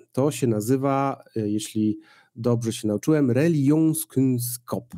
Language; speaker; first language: Polish; native; Polish